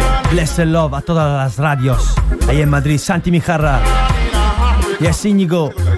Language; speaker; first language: Spanish; native; Spanish